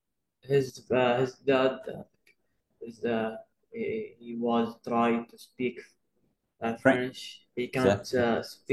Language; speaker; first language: English; non-native, learner; Arabic